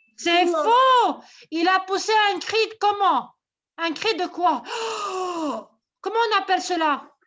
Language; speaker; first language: French; non-native, local second language; Arabic